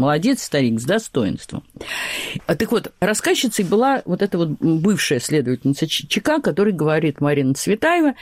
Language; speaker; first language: Russian; native; Russian